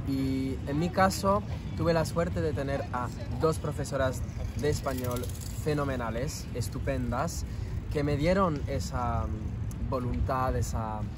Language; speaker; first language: Spanish; non-native, fluent; French